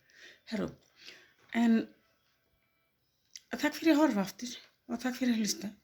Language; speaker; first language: Icelandic; non-native, learner; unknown